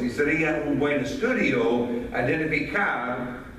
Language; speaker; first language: Spanish; non-native, fluent; English